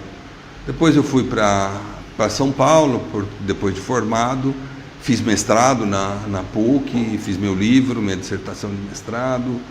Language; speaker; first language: Portuguese; native; Portuguese